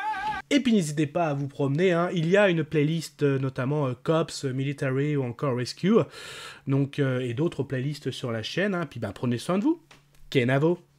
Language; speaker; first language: French; native; French